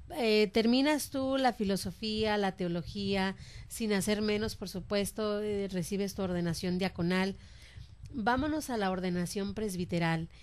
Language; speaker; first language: Spanish; native; Spanish